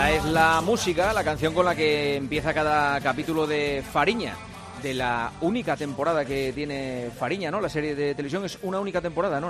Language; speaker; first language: Spanish; native; Spanish